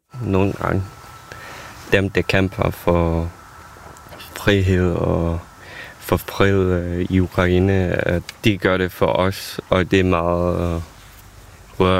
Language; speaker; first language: Danish; non-native, fluent; Ukrainian